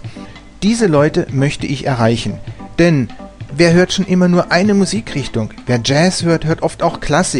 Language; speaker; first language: German; native; German